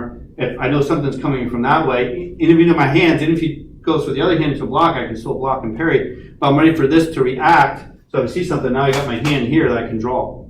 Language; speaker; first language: English; native; English